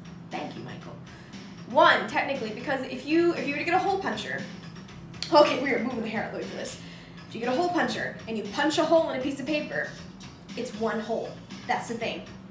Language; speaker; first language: English; early bilingual, other home language; Korean